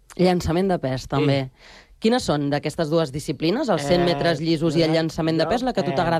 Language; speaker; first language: Catalan; native; Catalan